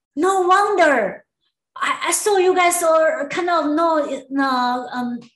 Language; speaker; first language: English; non-native, learner; Chinese